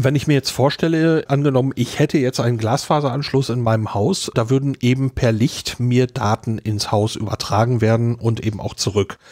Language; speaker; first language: German; native; German